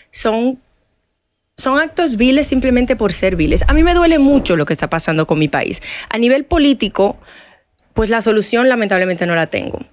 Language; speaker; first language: Spanish; non-native, fluent; Haitian Creole